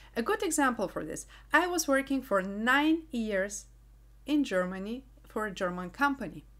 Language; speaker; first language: English; non-native, fluent; Bulgarian